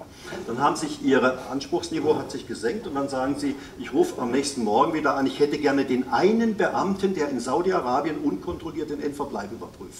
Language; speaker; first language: German; native; German